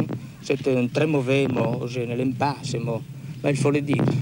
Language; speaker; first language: French; non-native, fluent; Italian